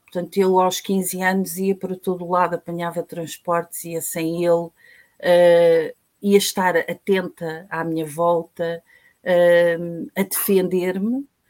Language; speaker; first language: Portuguese; native; Portuguese